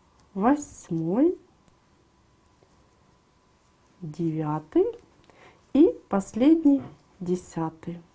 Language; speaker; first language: Russian; native; Russian